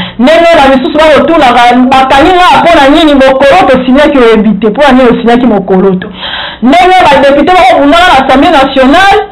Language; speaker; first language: Lingala; native; Lingala